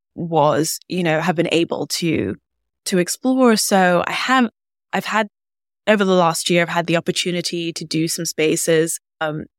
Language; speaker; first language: English; native; English